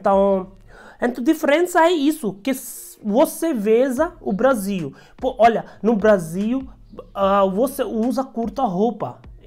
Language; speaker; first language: Portuguese; non-native, learner; Hindi